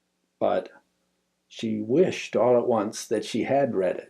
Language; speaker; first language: English; native; English